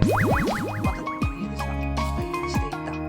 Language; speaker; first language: Japanese; native; Japanese